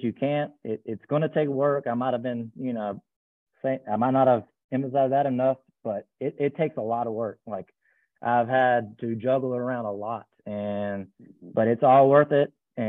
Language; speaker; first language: English; native; English